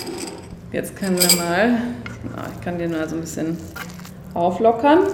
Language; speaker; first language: German; native; German